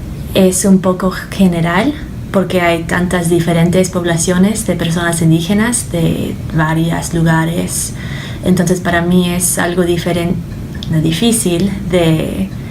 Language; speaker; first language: Spanish; early bilingual, heritage; Spanish